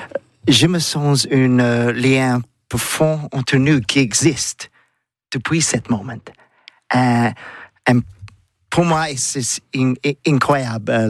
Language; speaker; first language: French; non-native, learner; English